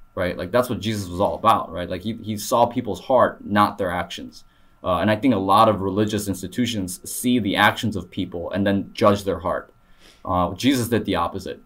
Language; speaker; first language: English; early bilingual, other home language; Korean